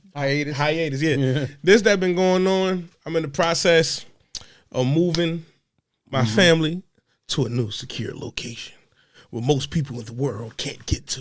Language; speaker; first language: English; native; English